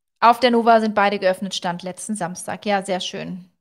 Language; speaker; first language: German; native; German